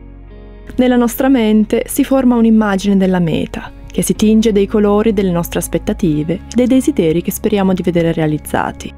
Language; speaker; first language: Italian; native; Italian